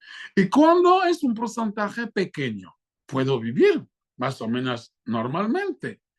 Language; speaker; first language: Spanish; non-native, fluent; French